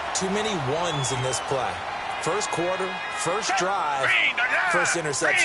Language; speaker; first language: English; native; English